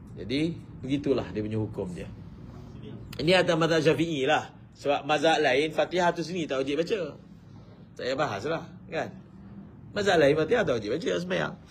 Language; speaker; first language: Malay; native; Malay